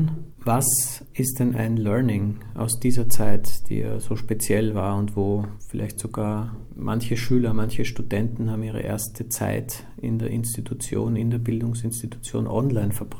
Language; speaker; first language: German; native; German